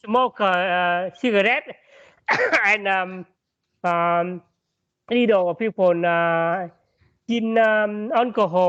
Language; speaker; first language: English; non-native, learner; Vietnamese